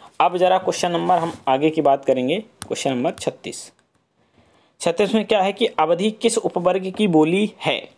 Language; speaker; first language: Hindi; native; Hindi